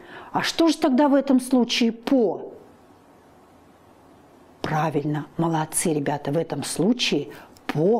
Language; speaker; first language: Russian; native; Russian